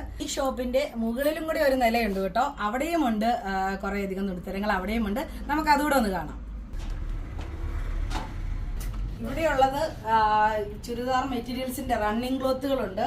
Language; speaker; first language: Malayalam; native; Malayalam